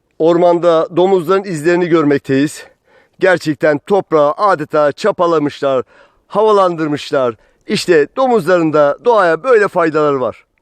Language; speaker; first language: Turkish; native; Turkish